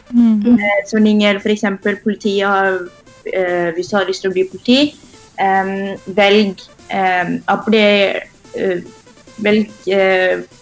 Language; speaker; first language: Norwegian; early bilingual, other home language; Tamil